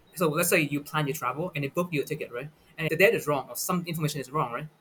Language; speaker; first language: English; non-native, fluent; Vietnamese